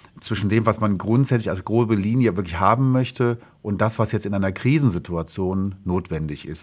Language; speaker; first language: German; native; German